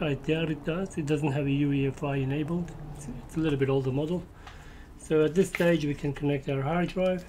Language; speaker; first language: English; native; English